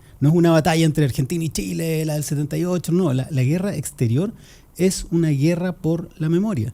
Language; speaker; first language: Spanish; native; Spanish